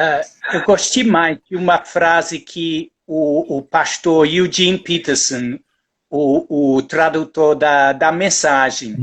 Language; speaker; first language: Portuguese; non-native, fluent; English